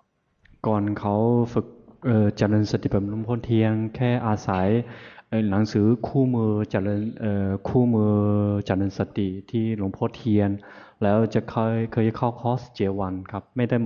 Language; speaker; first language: Thai; non-native, fluent; Chinese